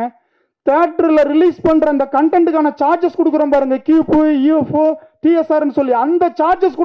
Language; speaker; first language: Tamil; native; Tamil